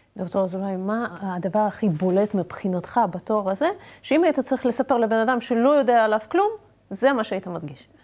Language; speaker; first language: Hebrew; native; Hebrew